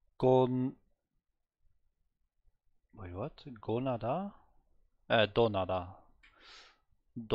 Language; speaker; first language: Korean; non-native, learner; German